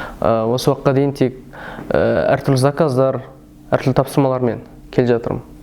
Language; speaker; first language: Kazakh; early bilingual, heritage; Kazakh